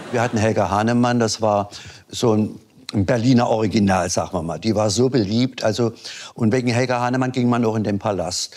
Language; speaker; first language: German; native; German